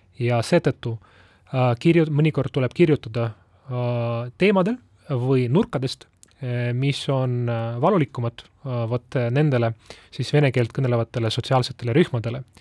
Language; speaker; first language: Estonian; non-native, local second language; Russian